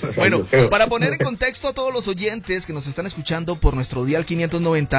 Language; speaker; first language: Spanish; native; Spanish